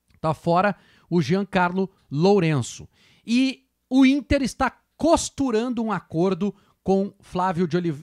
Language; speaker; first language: Portuguese; native; Portuguese